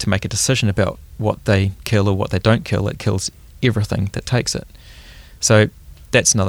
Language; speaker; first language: English; native; English